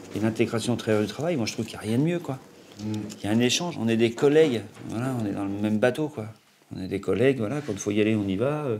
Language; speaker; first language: French; native; French